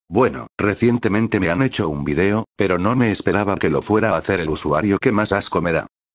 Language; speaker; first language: Spanish; native; Spanish